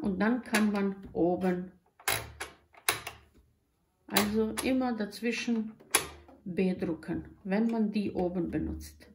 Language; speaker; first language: German; non-native, learner; Croatian